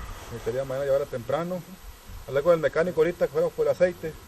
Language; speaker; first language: Spanish; native; Spanish